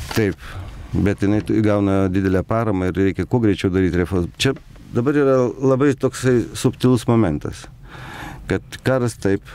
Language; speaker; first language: Lithuanian; native; Lithuanian